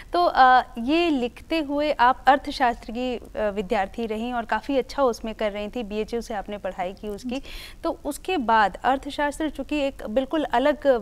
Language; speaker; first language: Hindi; native; Hindi